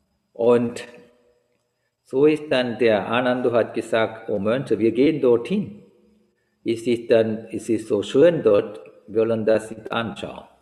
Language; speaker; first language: German; non-native, learner; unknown